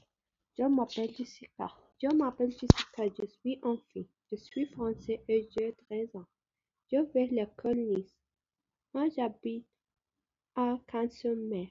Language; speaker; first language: French; non-native, learner; Arabic